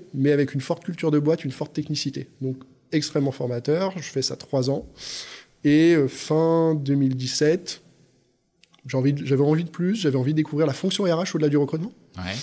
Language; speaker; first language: French; native; French